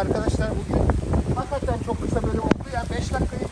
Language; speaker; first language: Turkish; native; Turkish